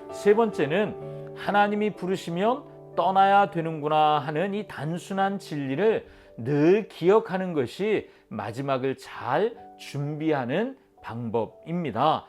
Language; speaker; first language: Korean; native; Korean